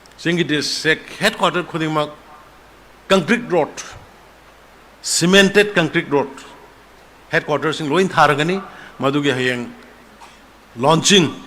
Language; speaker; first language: Manipuri; native; Manipuri